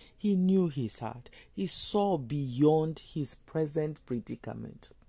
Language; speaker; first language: English; non-native, local second language; Yoruba